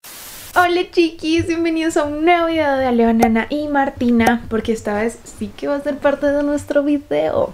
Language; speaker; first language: Spanish; native; Spanish